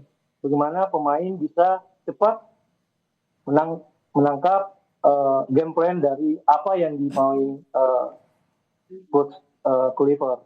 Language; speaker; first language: Indonesian; native; Indonesian